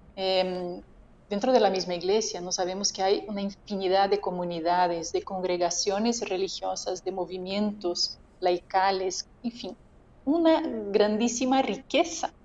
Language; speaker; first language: Spanish; non-native, fluent; Portuguese